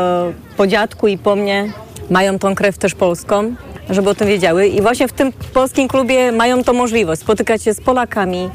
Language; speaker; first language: Polish; early bilingual, heritage; Polish